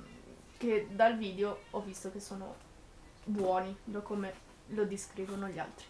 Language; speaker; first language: Italian; native; Italian